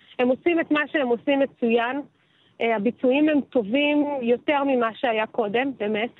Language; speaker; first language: Hebrew; native; Hebrew